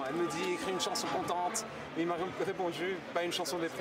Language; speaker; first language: French; non-native, fluent; English